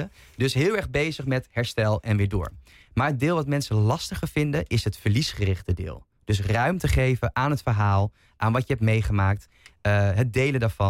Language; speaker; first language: Dutch; native; Dutch